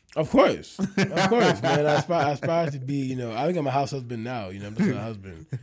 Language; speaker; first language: English; early bilingual, other home language; Yoruba